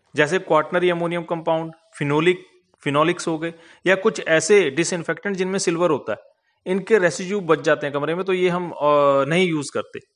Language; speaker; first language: Hindi; non-native, local second language; Punjabi